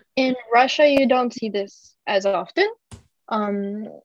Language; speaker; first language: English; early bilingual, other home language; Japanese